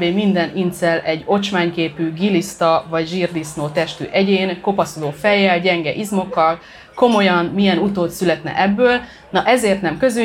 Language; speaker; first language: Hungarian; native; Hungarian